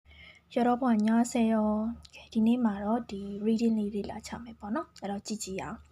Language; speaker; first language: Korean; non-native, fluent; Burmese